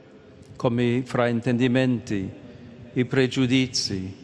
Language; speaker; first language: Italian; non-native, fluent; English